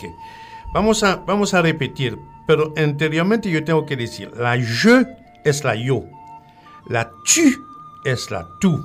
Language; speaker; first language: Spanish; non-native, fluent; French